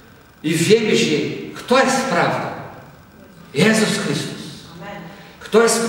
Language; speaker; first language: Polish; non-native, learner; Portuguese